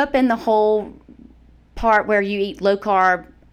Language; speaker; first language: English; native; English